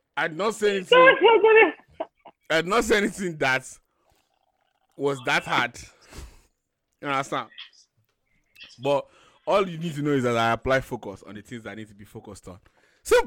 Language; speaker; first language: English; non-native, local second language; Yoruba